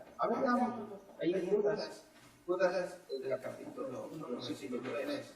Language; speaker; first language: Spanish; native; Spanish